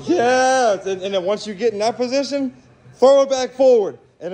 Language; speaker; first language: English; native; English